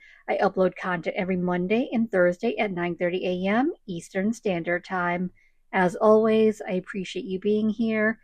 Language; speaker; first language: English; native; English